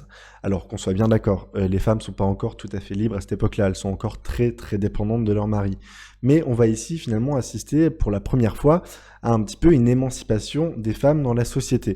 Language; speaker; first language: French; native; French